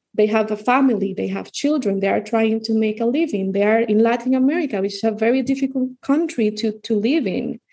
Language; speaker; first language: English; non-native, fluent; Spanish